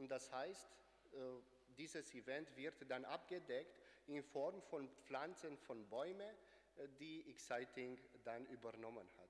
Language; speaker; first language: German; non-native, fluent; Romanian